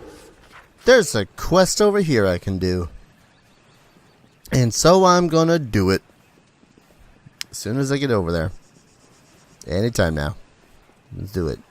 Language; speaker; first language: English; native; English